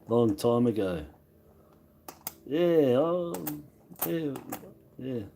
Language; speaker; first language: English; native; English